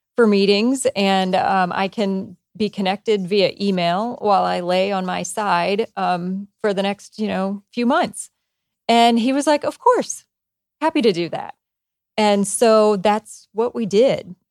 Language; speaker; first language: English; native; English